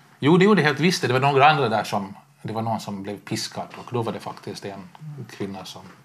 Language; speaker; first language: Swedish; native; Swedish